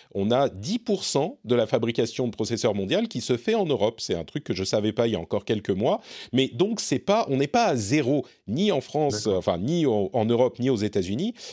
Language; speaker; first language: French; native; French